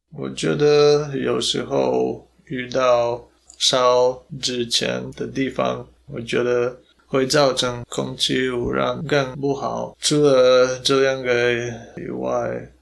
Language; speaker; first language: Chinese; non-native, fluent; Polish